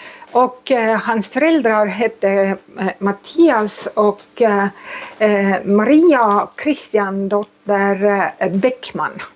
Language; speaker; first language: Swedish; non-native, fluent; Estonian